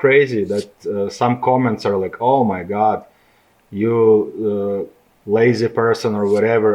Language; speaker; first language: English; non-native, fluent; Ukrainian